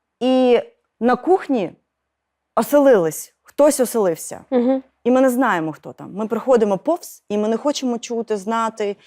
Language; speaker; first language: Ukrainian; non-native, local second language; Russian